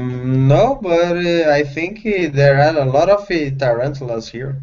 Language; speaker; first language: English; non-native, learner; Spanish